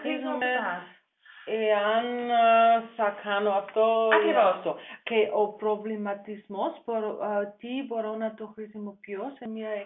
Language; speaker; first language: Greek; non-native, fluent; German